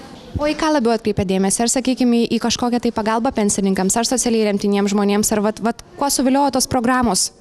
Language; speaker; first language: Lithuanian; native; Lithuanian